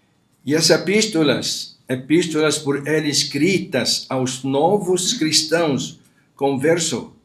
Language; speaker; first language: Portuguese; non-native, fluent; Arabic